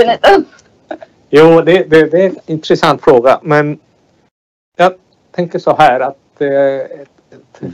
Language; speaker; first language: Swedish; non-native, fluent; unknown